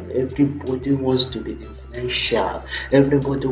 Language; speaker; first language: English; non-native, local second language; Igbo